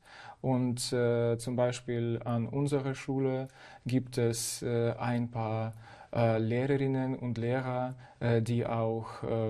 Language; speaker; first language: German; non-native, fluent; Ukrainian